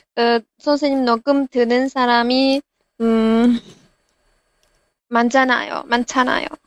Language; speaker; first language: Korean; non-native, learner; Chinese